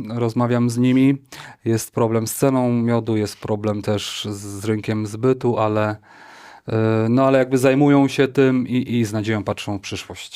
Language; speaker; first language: Polish; native; Polish